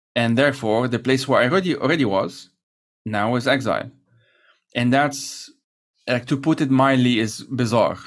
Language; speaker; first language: English; non-native, fluent; Arabic